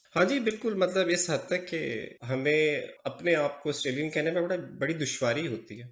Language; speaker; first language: Urdu; native; Urdu